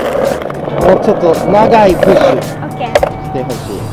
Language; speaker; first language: Japanese; non-native, fluent; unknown